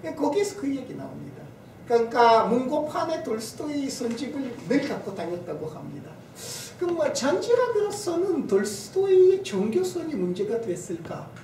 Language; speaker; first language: Korean; non-native, fluent; Russian